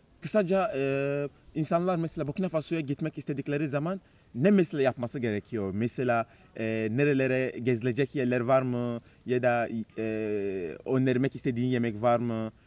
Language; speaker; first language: Turkish; non-native, fluent; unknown